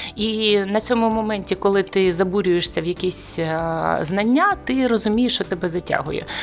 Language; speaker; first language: Ukrainian; non-native, local second language; Russian